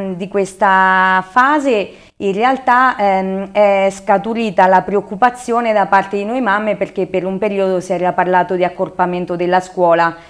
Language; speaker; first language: Italian; native; Italian